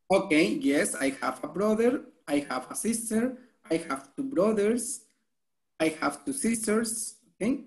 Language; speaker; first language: English; non-native, fluent; Spanish